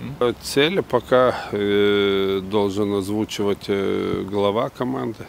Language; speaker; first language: Russian; non-native, fluent; Lithuanian